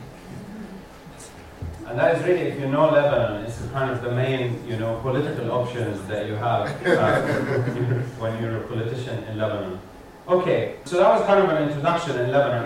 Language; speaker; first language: English; non-native, fluent; Arabic